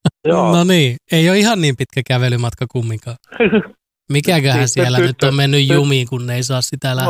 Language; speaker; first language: Finnish; native; Finnish